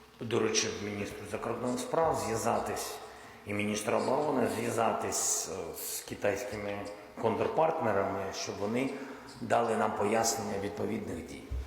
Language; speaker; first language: Ukrainian; non-native, local second language; Russian